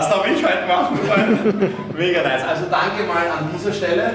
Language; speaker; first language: German; native; German